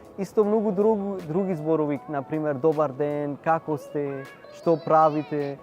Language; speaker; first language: Macedonian; non-native, learner; Urdu